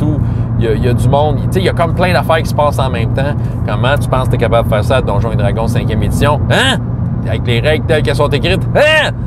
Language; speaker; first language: French; native; French